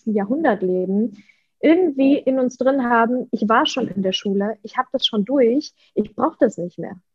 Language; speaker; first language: German; early bilingual, other home language; Russian